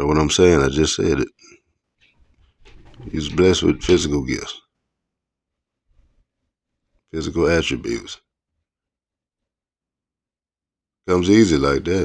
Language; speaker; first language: English; native; English